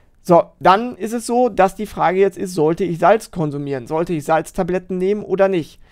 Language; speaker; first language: German; native; German